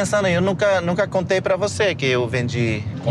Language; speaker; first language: Portuguese; non-native, learner; English